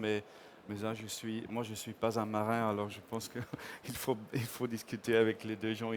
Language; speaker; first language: French; non-native, fluent; English